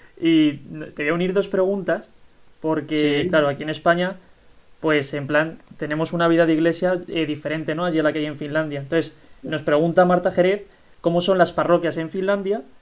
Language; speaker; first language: Spanish; native; Spanish